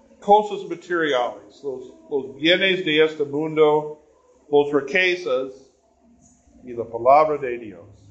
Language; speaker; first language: Spanish; non-native, learner; English